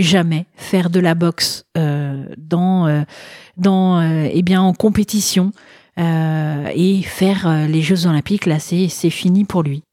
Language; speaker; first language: French; native; French